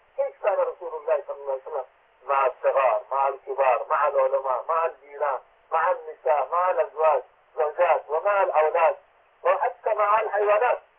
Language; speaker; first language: Arabic; non-native, fluent; Urdu